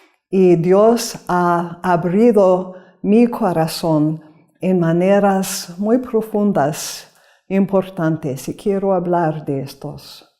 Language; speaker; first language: Spanish; non-native, learner; English